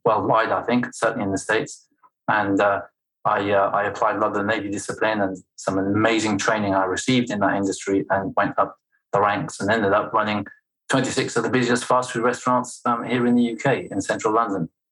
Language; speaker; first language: English; non-native, fluent; French